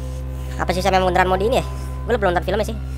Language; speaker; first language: Indonesian; native; Indonesian